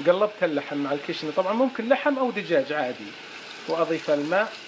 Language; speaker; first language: Arabic; native; Arabic